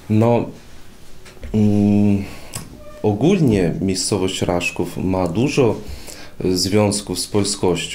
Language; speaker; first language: Polish; non-native, fluent; Russian